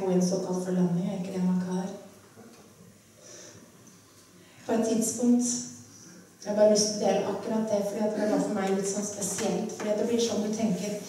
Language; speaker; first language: Norwegian; native; Norwegian